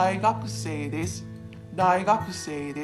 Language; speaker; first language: Japanese; non-native, fluent; Filipino